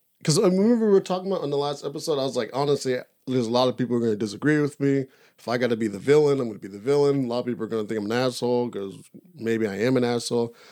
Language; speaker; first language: English; native; English